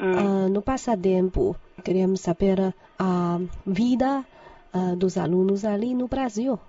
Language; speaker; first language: Portuguese; non-native, fluent; Chinese